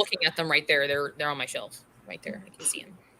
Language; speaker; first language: English; native; English